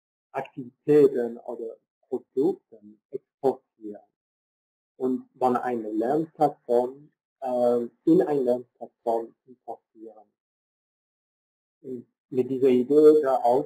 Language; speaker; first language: German; non-native, fluent; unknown